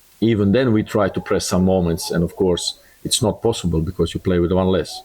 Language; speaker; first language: English; non-native, learner; Croatian